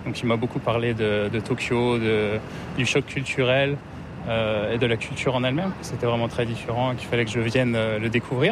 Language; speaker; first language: French; native; French